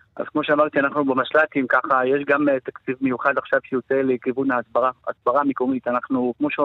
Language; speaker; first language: Hebrew; non-native, local second language; Arabic